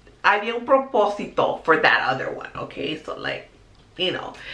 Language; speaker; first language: English; early bilingual, other home language; Spanish